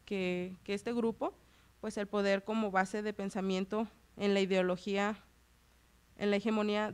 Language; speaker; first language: Spanish; native; Spanish